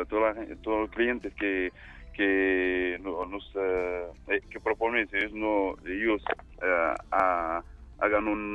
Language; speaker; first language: Spanish; non-native, fluent; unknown